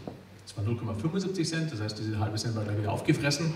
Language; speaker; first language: German; native; German